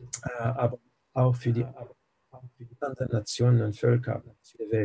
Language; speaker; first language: German; non-native, fluent; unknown